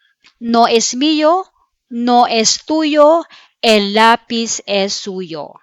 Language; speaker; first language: Spanish; non-native, fluent; Filipino